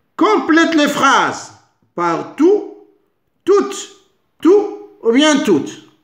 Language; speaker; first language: French; non-native, local second language; Arabic